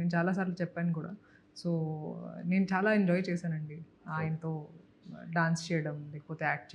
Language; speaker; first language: Telugu; non-native, fluent; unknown